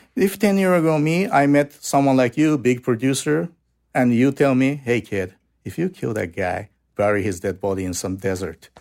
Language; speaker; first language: English; non-native, fluent; Japanese